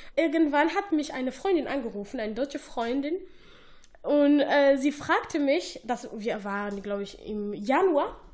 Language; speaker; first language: German; non-native, fluent; Somali